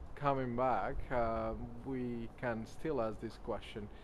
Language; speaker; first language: English; non-native, fluent; Spanish